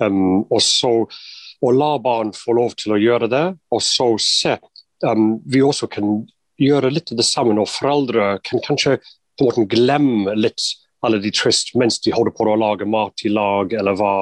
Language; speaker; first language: Norwegian; non-native, fluent; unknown